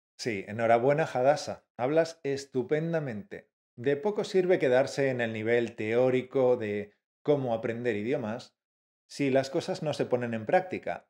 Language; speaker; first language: Spanish; native; Spanish